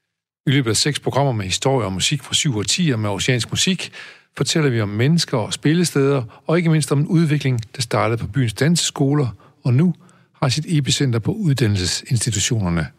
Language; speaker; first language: Danish; native; Danish